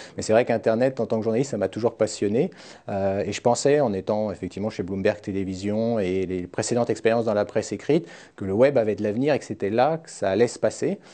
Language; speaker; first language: French; native; French